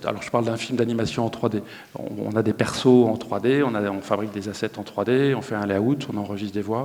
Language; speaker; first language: French; native; French